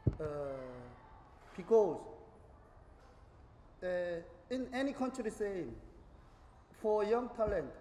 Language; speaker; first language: English; non-native, learner; Korean